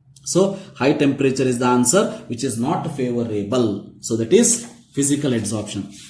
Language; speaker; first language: English; non-native, local second language; Kannada